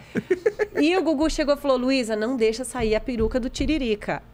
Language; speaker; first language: Portuguese; native; Portuguese